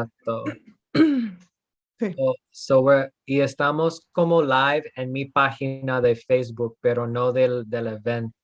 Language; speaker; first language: Spanish; non-native, fluent; English